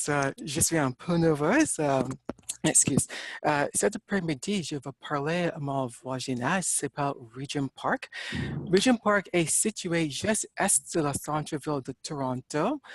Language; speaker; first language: French; non-native, learner; English